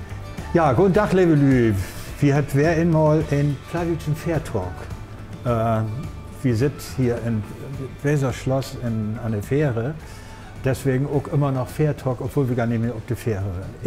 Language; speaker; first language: German; native; German